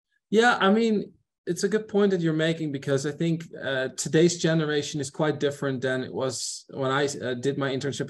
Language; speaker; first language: English; non-native, fluent; Dutch